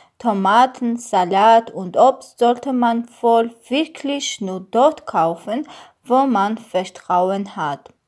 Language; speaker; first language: German; non-native, learner; Armenian